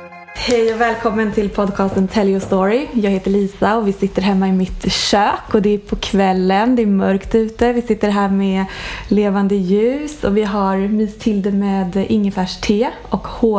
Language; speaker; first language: Swedish; native; Swedish